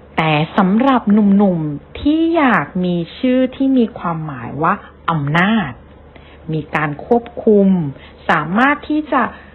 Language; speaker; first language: Thai; native; Thai